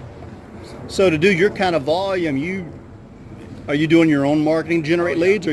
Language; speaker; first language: English; native; English